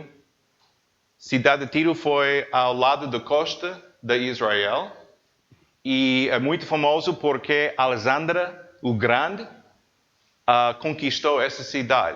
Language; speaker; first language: Portuguese; non-native, learner; English